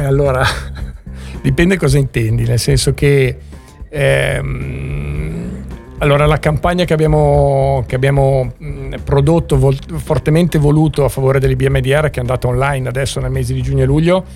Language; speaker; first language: Italian; native; Italian